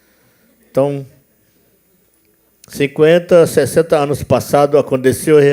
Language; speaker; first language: Portuguese; non-native, local second language; Yanomámi